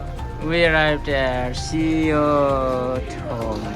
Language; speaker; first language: English; non-native, local second language; Nepali